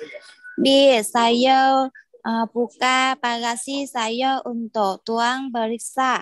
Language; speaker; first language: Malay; non-native, learner; Vietnamese